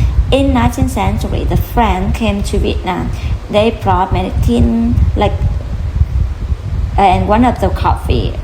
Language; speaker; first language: English; non-native, learner; Vietnamese